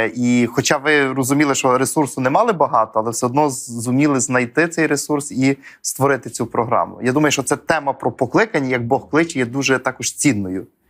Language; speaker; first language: Ukrainian; native; Ukrainian